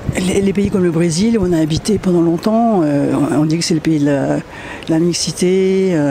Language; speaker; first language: French; native; French